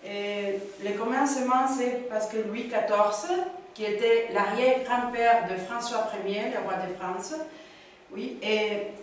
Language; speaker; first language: French; non-native, learner; Spanish